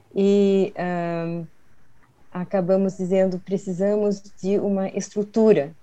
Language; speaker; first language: Portuguese; early bilingual, other home language; Swedish